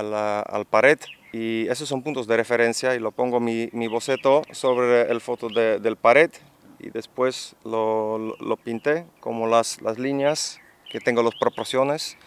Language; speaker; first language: Spanish; non-native, fluent; Dutch